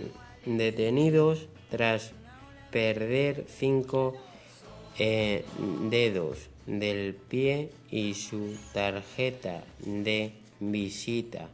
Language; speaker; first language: Spanish; native; Spanish